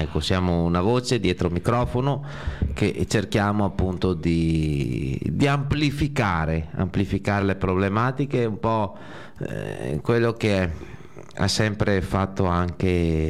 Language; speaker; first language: Italian; native; Italian